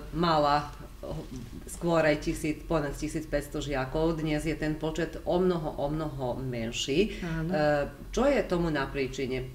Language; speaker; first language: Slovak; native; Slovak